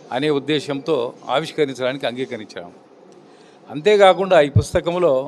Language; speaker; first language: Telugu; native; Telugu